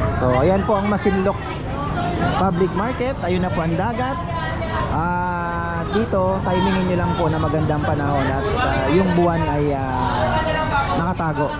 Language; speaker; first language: Filipino; native; Filipino